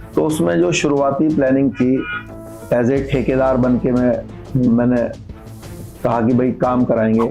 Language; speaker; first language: Hindi; native; Hindi